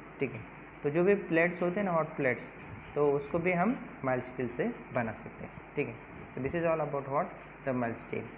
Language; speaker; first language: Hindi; non-native, local second language; Marathi